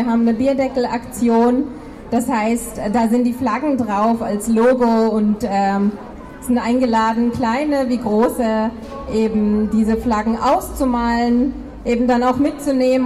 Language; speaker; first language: German; non-native, fluent; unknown